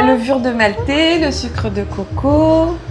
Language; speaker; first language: French; native; French